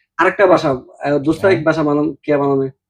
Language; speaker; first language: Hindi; non-native, learner; Bangla